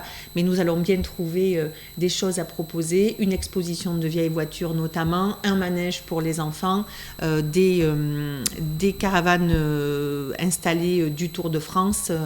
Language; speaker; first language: French; native; French